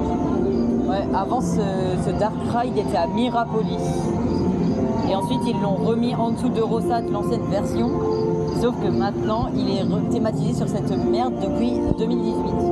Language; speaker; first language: French; native; French